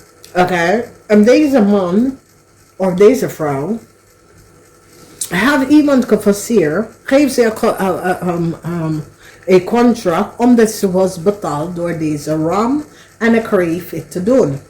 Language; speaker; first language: Dutch; non-native, learner; English